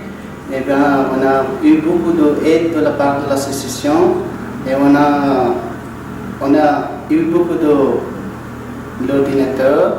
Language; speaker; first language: French; non-native, learner; Nepali